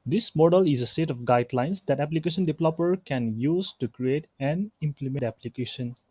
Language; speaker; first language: English; non-native, local second language; Nepali